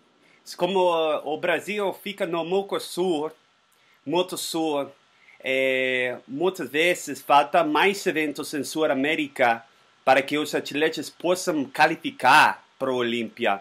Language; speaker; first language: Portuguese; non-native, learner; Spanish